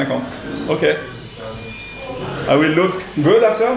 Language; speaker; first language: English; non-native, learner; French